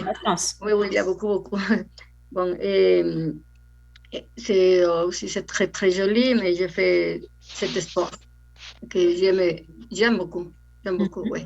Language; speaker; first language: French; non-native, learner; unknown